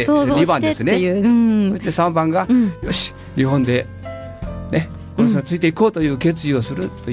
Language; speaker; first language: Japanese; native; Japanese